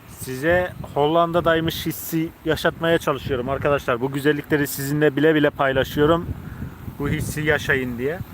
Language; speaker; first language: Turkish; native; Turkish